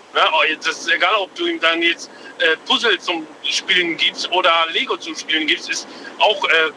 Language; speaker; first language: German; native; German